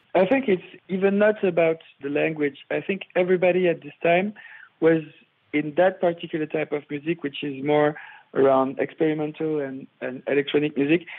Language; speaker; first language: English; non-native, fluent; French